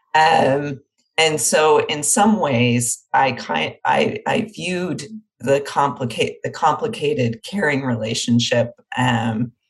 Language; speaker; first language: English; native; English